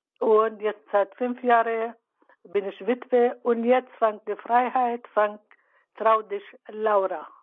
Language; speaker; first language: German; early bilingual, other home language; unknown